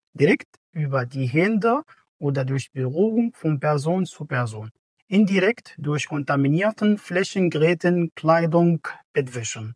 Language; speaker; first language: German; non-native, fluent; Arabic